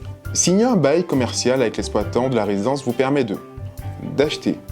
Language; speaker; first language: French; native; French